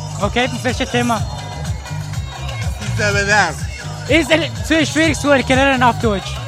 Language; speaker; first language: German; non-native, learner; Persian